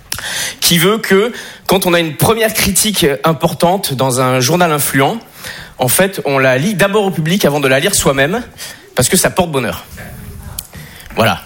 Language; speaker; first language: French; native; French